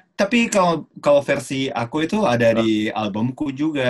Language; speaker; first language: Indonesian; non-native, fluent; Japanese